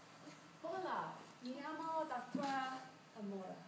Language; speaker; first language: Spanish; non-native, learner; English